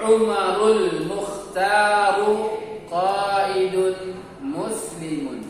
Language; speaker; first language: Arabic; non-native, fluent; Indonesian